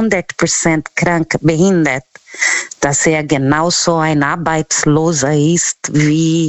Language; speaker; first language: German; non-native, learner; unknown